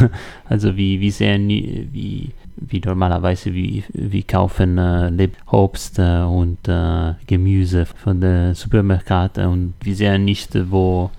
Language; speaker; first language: German; non-native, learner; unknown